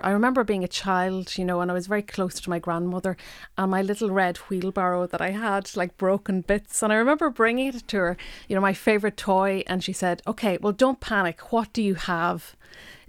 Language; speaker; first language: English; non-native, local second language; Irish